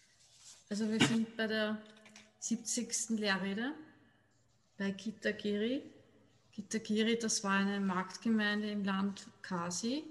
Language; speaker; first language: German; native; German